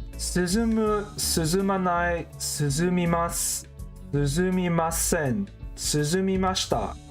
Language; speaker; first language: Japanese; non-native, learner; English